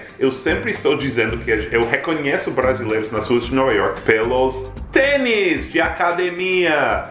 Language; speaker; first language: Portuguese; non-native, fluent; English